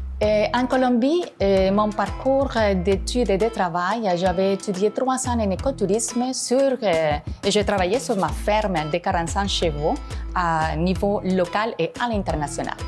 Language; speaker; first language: French; non-native, fluent; Spanish